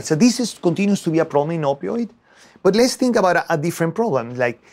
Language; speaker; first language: English; non-native, fluent; Spanish